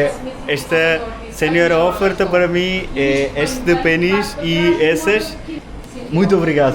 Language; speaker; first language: Portuguese; non-native, learner; Malayalam